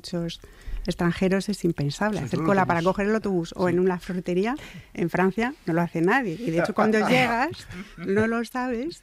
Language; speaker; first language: Spanish; non-native, fluent; French